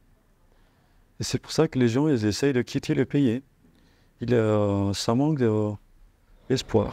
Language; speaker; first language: French; non-native, fluent; Persian